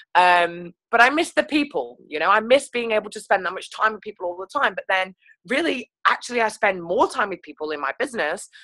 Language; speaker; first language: English; native; English